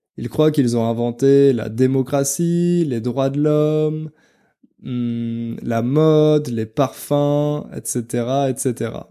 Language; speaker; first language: French; native; French